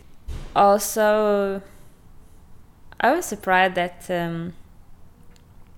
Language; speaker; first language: English; non-native, fluent; Ukrainian